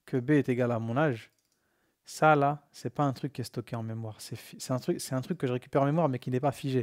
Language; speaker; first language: French; native; French